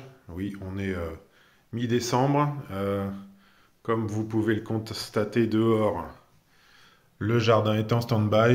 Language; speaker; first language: French; native; French